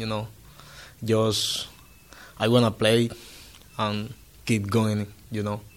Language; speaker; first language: English; non-native, learner; Spanish